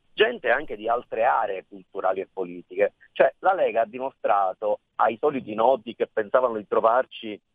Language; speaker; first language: Italian; native; Italian